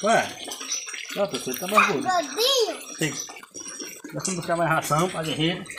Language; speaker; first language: Portuguese; native; Portuguese